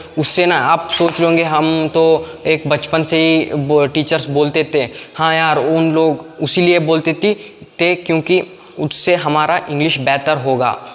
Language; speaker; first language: Hindi; non-native, local second language; Kannada